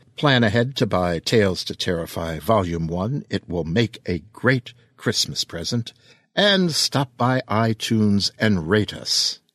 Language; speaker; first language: English; native; English